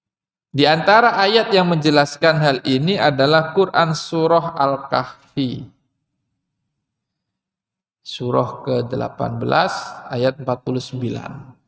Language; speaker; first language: Indonesian; non-native, local second language; Banjar